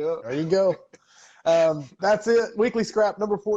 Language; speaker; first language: English; native; English